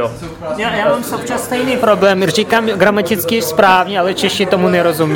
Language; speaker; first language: Czech; non-native, learner; Russian